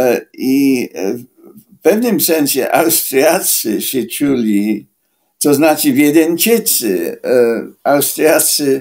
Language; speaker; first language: Polish; non-native, fluent; English